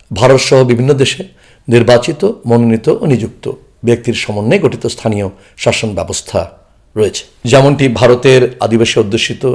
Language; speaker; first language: Bangla; non-native, local second language; Chakma